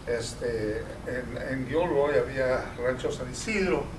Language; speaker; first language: Spanish; early bilingual, heritage; Spanish